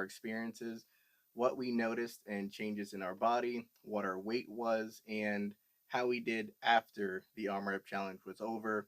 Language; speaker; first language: English; native; English